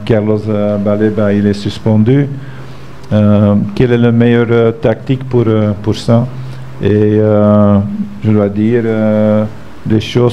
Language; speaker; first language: French; non-native, fluent; Dutch